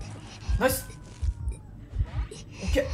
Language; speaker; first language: Japanese; native; Japanese